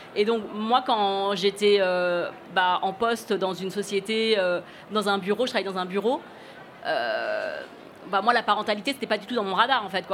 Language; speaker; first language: French; early bilingual, other home language; Cantonese